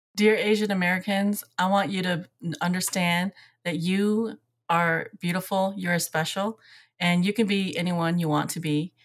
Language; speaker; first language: English; early bilingual, other home language; Hmong